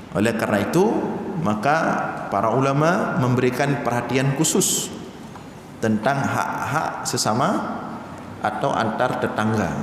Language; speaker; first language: Malay; non-native, local second language; Achinese